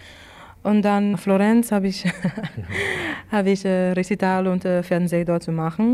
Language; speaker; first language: German; non-native, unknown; English